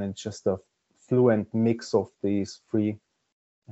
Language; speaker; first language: English; non-native, fluent; Hungarian